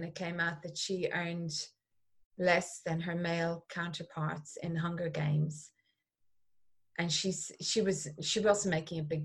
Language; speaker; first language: English; native; English